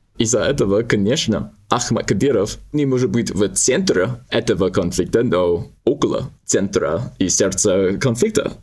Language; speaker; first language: Russian; non-native, learner; English